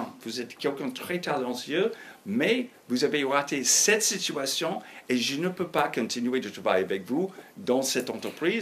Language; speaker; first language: French; non-native, fluent; English